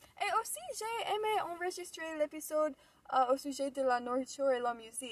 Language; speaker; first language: French; non-native, learner; English